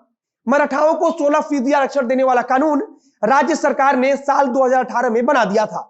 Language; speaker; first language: Hindi; native; Hindi